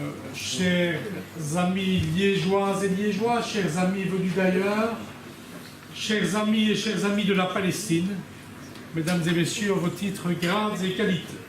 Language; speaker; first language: French; native; French